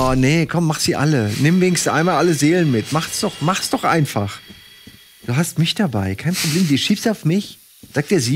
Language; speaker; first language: German; native; German